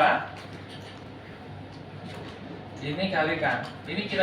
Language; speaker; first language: Indonesian; native; Indonesian